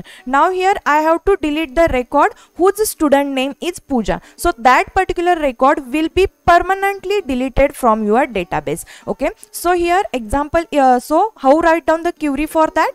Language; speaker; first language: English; non-native, local second language; Marathi